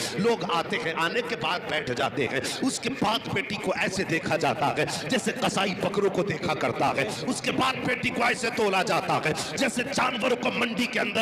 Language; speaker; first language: Urdu; native; Urdu